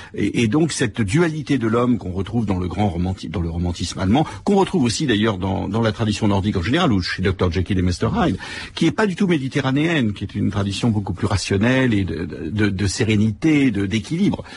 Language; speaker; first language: French; native; French